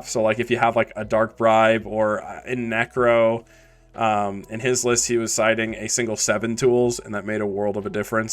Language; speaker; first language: English; native; English